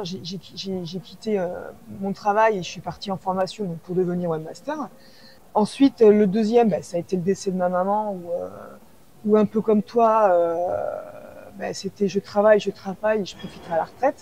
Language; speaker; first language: French; native; French